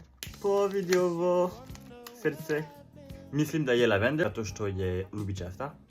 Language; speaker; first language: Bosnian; non-native, learner; French